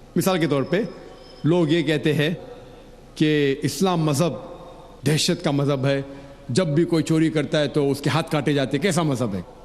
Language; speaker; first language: Urdu; non-native, local second language; Konkani